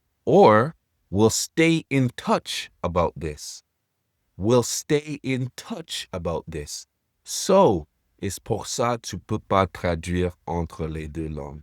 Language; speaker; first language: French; non-native, fluent; English